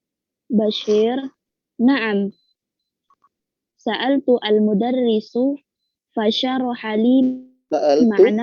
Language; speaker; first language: Arabic; non-native, learner; Indonesian